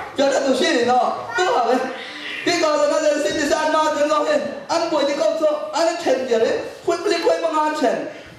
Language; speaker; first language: Burmese; non-native, local second language; Hakha Chin